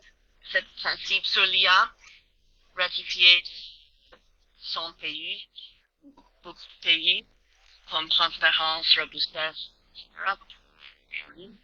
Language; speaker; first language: French; non-native, learner; English